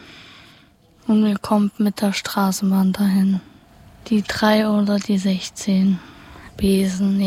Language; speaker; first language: German; native; German